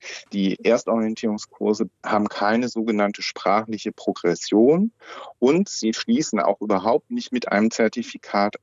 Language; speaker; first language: German; native; German